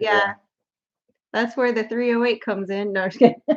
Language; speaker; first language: English; native; English